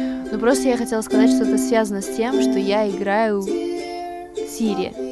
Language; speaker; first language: Russian; non-native, fluent; English